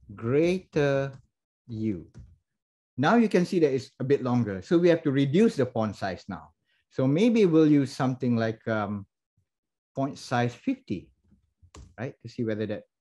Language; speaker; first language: English; non-native, local second language; Malay